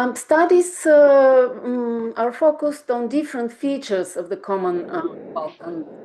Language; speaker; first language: English; non-native, fluent; Bulgarian